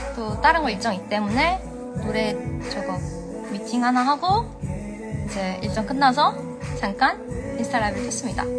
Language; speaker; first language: Korean; early bilingual, heritage; Korean